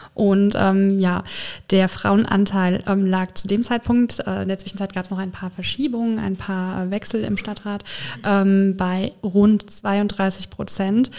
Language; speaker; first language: German; native; German